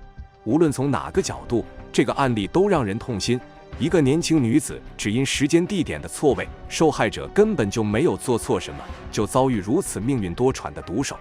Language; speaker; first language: Chinese; native; Chinese